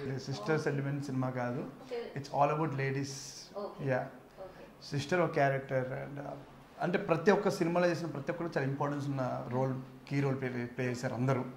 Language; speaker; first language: Telugu; native; Telugu